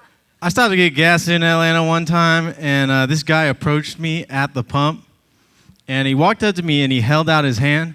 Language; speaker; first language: English; native; English